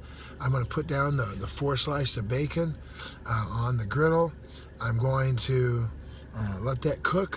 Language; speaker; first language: English; native; English